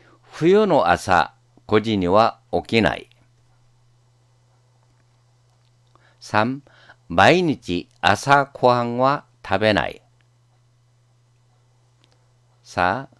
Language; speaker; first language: Japanese; non-native, fluent; Korean